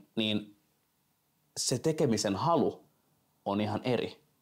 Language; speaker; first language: Finnish; native; Finnish